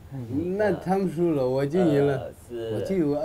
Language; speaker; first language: Chinese; non-native, local second language; Tibetan